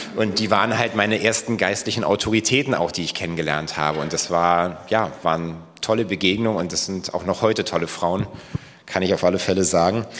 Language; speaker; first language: German; native; German